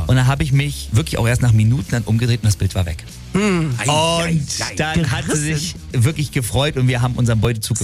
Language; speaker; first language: German; native; German